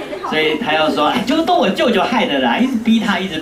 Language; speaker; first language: Chinese; native; Chinese